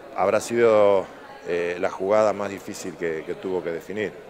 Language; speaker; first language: Spanish; native; Spanish